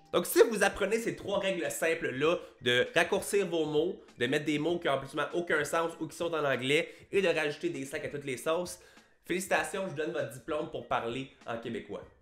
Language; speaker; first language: French; native; French